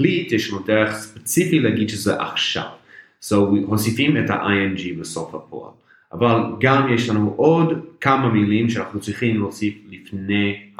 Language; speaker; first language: Hebrew; non-native, fluent; English